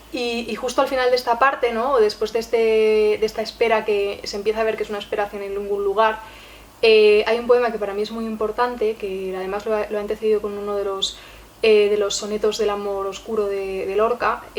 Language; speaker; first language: Spanish; native; Spanish